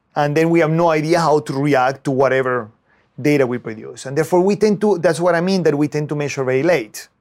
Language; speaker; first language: English; non-native, fluent; Spanish